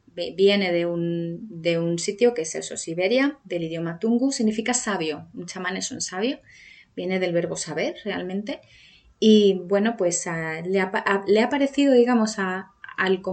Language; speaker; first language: Spanish; native; Spanish